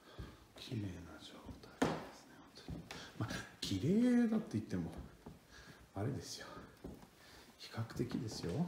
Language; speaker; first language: Japanese; non-native, fluent; French